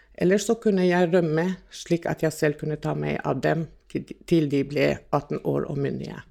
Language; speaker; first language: Norwegian; non-native, fluent; Albanian